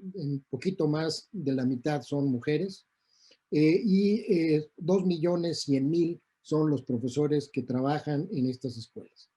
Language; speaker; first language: Spanish; native; Spanish